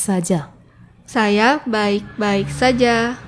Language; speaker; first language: Indonesian; early bilingual, heritage; Indonesian